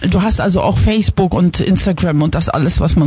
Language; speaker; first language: German; native; German